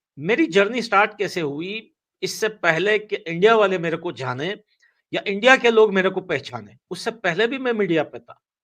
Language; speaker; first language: Hindi; non-native, fluent; Pashto